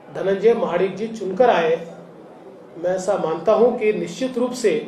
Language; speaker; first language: Hindi; non-native, local second language; Marathi